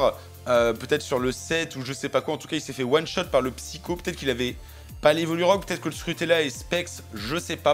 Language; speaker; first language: French; native; French